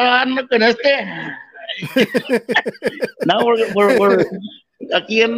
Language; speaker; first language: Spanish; early bilingual, heritage; Spanish